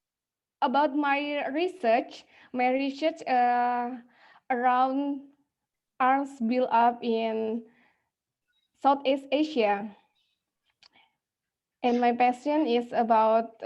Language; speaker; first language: English; non-native, learner; Indonesian